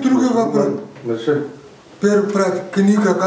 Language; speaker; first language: Russian; non-native, learner; Kyrgyz